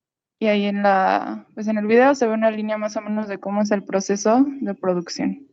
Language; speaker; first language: Spanish; native; Spanish